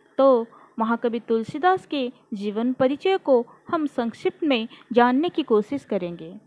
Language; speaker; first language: Hindi; non-native, local second language; Odia